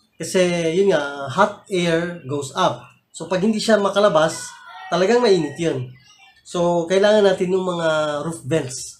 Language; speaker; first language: Filipino; native; Filipino